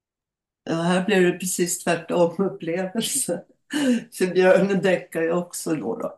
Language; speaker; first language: Swedish; native; Swedish